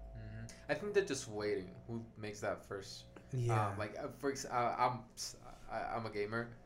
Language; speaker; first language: English; non-native, fluent; Spanish